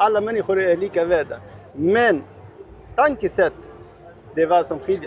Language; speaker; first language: Swedish; non-native, learner; Arabic